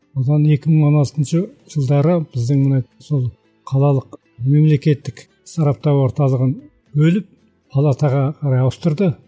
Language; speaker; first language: Kazakh; early bilingual, heritage; Kazakh